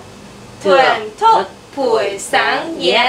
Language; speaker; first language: Vietnamese; non-native, learner; Cantonese